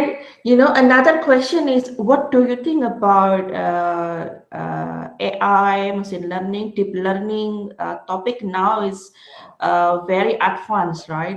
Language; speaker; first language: English; non-native, learner; Indonesian